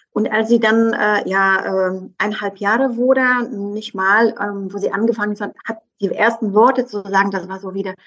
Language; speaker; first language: German; non-native, fluent; Polish